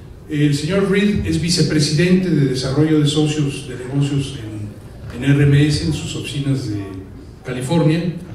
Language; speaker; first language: Spanish; native; Spanish